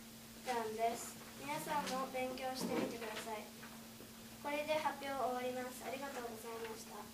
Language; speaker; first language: Japanese; early bilingual, heritage; Japanese